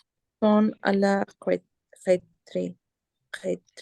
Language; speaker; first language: French; non-native, learner; Spanish